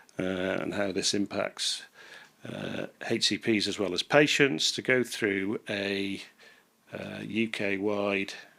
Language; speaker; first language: English; native; English